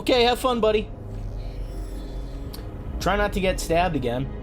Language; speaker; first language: English; native; English